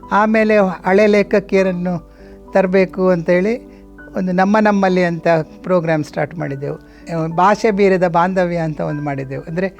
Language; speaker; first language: Kannada; native; Kannada